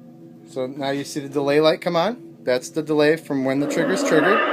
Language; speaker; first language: English; native; English